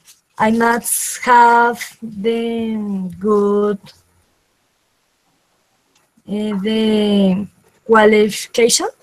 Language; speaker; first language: English; non-native, learner; Spanish